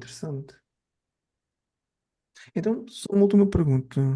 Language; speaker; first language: Portuguese; native; Portuguese